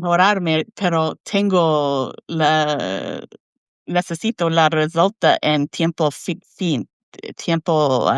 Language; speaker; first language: Spanish; non-native, learner; English